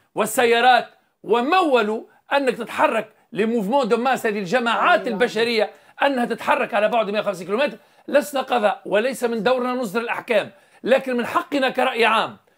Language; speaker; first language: Arabic; native; Arabic